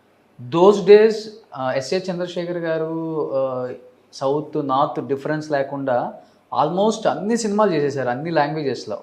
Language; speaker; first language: Telugu; native; Telugu